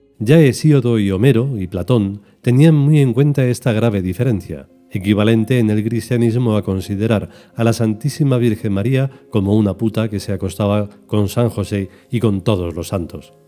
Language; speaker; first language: Spanish; native; Spanish